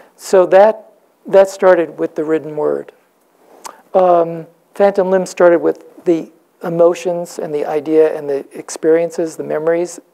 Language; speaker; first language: English; native; English